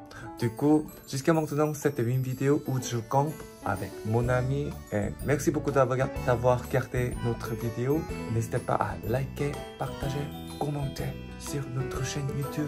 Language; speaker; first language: French; non-native, fluent; Korean